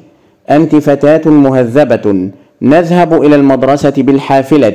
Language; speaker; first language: Arabic; native; Arabic